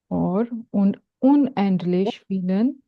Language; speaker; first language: German; non-native, fluent; Hindi